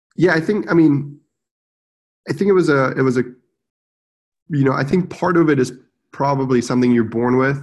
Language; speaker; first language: English; non-native, fluent; Czech